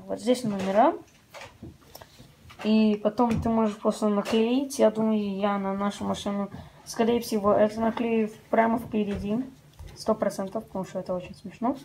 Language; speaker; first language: Russian; early bilingual, heritage; Russian